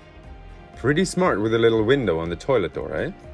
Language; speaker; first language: English; non-native, fluent; Swedish